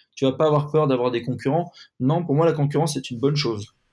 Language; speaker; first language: French; native; French